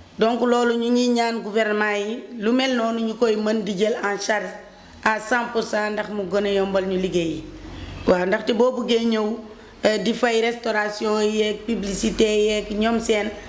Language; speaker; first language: Wolof; non-native, local second language; Fula